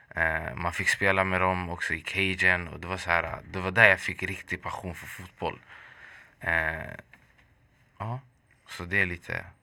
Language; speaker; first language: Swedish; early bilingual, other home language; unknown